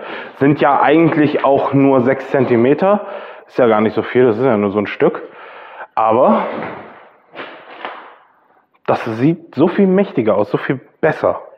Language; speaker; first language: German; native; German